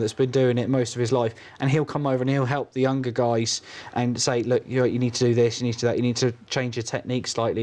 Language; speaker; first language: English; native; English